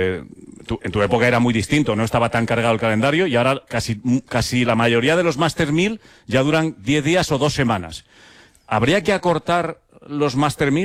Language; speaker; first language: Spanish; native; Spanish